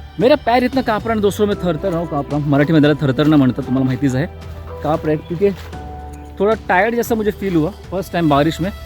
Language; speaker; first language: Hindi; non-native, local second language; Marathi